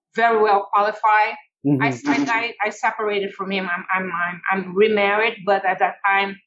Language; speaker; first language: English; non-native, fluent; Portuguese